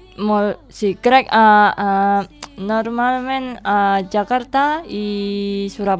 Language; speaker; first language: Catalan; non-native, learner; Indonesian